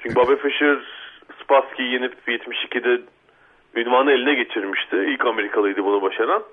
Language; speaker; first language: Turkish; native; Turkish